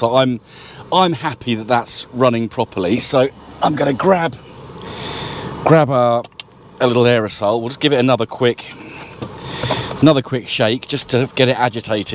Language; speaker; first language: English; native; English